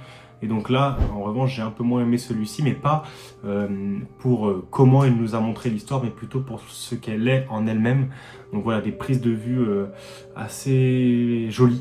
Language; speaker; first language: French; native; French